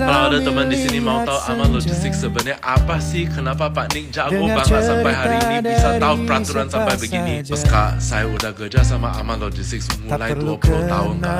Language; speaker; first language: Indonesian; non-native, fluent; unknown